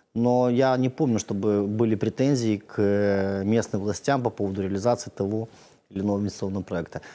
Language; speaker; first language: Russian; native; Russian